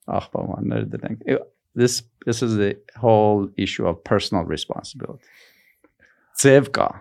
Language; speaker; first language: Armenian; early bilingual, heritage; Armenian